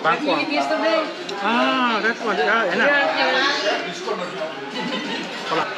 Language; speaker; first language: Indonesian; non-native, learner; Turkish